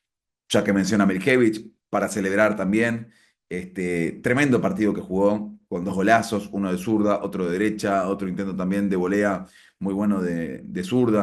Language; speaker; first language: Spanish; native; Spanish